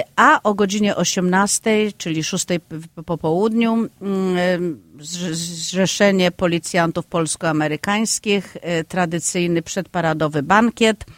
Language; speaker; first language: Polish; native; Polish